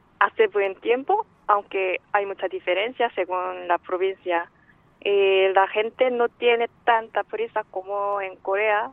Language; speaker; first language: Spanish; non-native, fluent; Korean